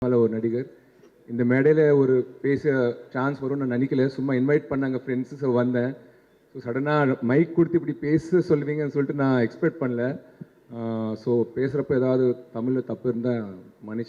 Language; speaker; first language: Tamil; non-native, local second language; Telugu